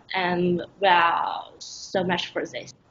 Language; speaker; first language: English; non-native, learner; Chinese